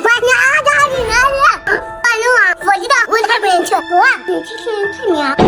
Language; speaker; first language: Chinese; native; Chinese